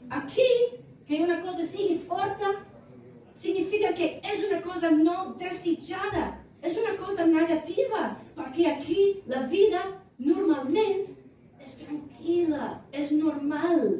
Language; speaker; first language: Catalan; non-native, fluent; English